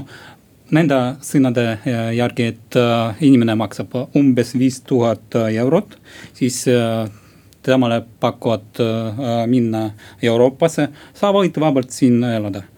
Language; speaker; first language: Estonian; non-native, local second language; Russian